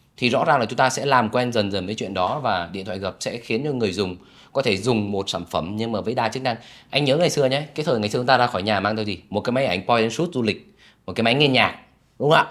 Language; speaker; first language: Vietnamese; native; Vietnamese